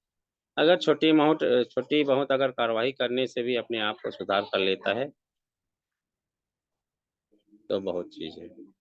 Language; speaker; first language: Hindi; native; Hindi